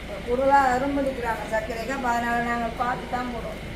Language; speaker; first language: Tamil; native; Tamil